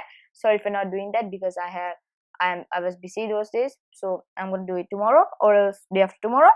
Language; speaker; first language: English; non-native, fluent; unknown